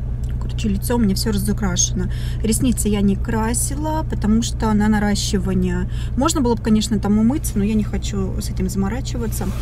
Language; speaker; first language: Russian; native; Russian